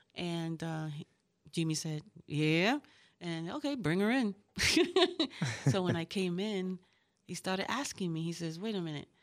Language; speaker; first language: English; early bilingual, other home language; Spanish